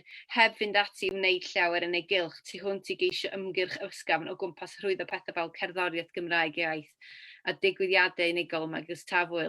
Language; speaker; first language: Welsh; native; Welsh